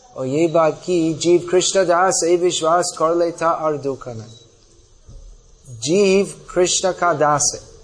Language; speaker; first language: Hindi; non-native, fluent; English